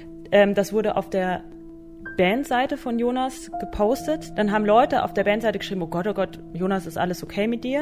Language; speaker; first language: German; native; German